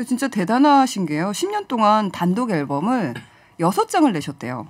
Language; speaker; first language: Korean; native; Korean